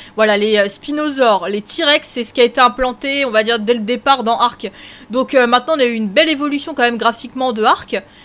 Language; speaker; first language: French; native; French